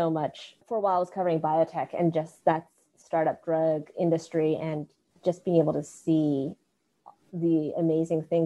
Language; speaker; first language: English; non-native, local second language; Cantonese